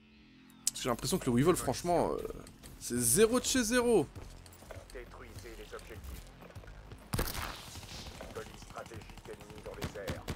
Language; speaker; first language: French; native; French